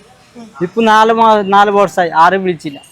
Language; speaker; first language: Malayalam; non-native, local second language; Odia